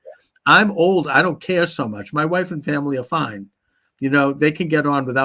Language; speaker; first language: English; native; English